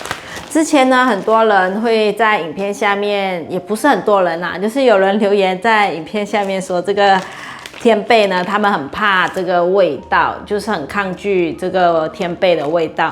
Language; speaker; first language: Chinese; native; Chinese